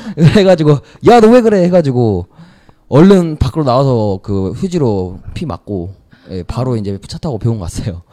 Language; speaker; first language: Korean; native; Korean